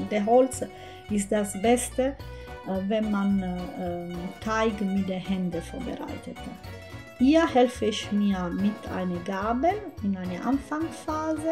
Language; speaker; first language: German; non-native, fluent; Italian